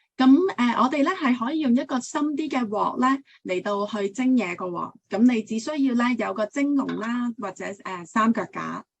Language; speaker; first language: Cantonese; early bilingual, heritage; Cantonese